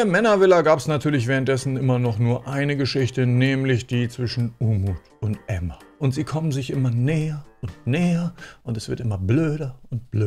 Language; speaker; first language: German; native; German